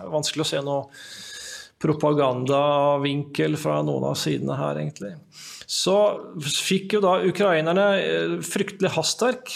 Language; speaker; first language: Norwegian; native; Norwegian